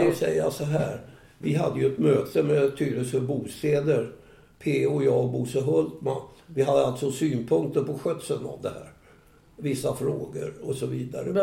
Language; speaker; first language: Swedish; native; Swedish